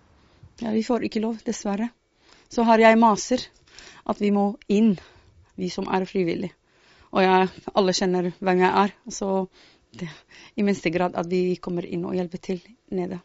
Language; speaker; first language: Norwegian; non-native, fluent; Arabic